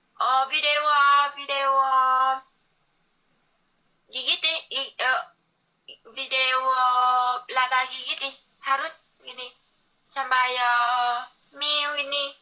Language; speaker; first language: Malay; non-native, learner; Vietnamese